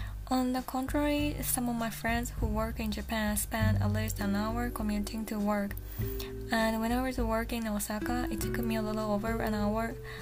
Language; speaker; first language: English; non-native, fluent; Japanese